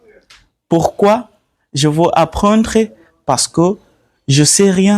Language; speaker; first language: French; non-native, learner; Swahili